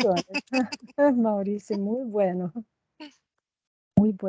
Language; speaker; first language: Spanish; non-native, fluent; Portuguese